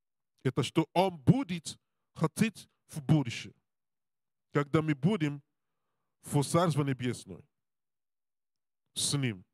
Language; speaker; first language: Russian; non-native, learner; English